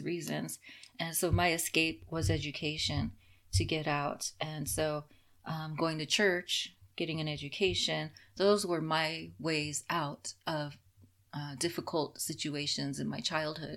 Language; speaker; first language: English; native; English